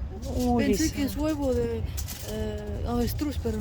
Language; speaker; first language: Spanish; non-native, fluent; Polish